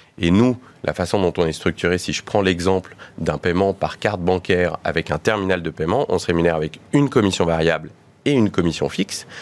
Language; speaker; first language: French; native; French